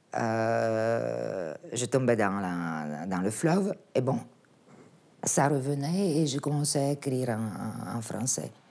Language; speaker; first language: French; non-native, fluent; Bulgarian